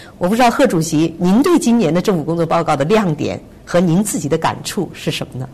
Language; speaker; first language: Chinese; native; Chinese